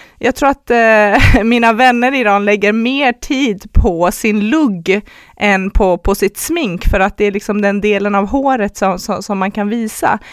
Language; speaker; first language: Swedish; early bilingual, other home language; Persian